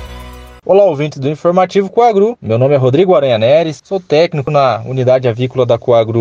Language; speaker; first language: Portuguese; native; Portuguese